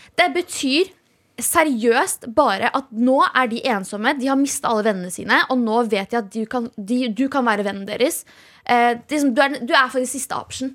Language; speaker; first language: Norwegian; early bilingual, other home language; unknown